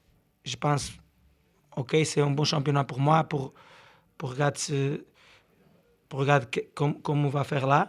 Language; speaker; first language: French; non-native, learner; Portuguese